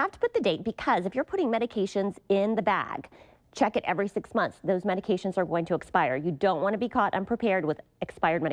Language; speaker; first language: English; native; English